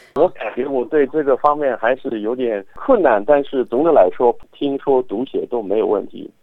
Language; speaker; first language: Chinese; non-native, fluent; English